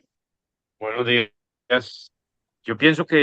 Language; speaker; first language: Spanish; native; Spanish